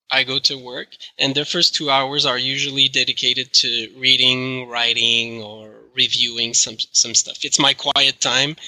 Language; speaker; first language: English; non-native, fluent; French